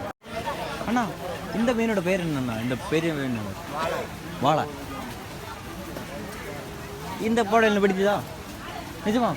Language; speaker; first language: Tamil; non-native, learner; Malayalam